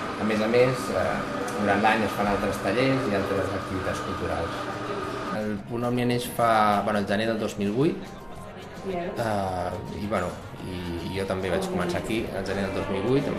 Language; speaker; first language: Catalan; native; Catalan